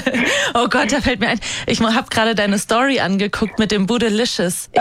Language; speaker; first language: German; native; German